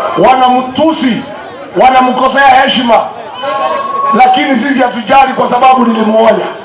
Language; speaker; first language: Swahili; non-native, local second language; Kikuyu